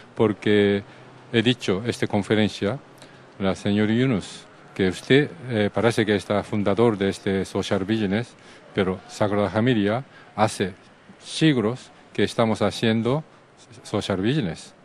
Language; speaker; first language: Spanish; non-native, learner; Japanese